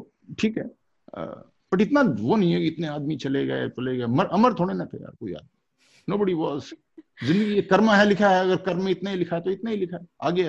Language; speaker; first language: English; non-native, local second language; Hindi